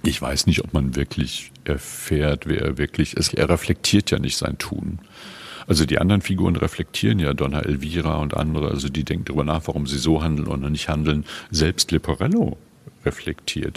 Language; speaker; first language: German; native; German